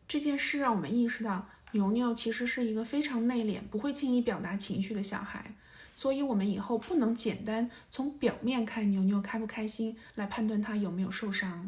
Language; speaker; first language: Chinese; native; Chinese